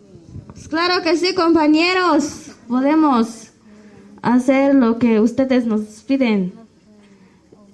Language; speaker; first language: Spanish; non-native, local second language; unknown